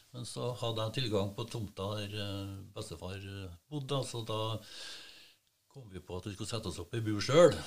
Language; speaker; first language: Norwegian; native; Norwegian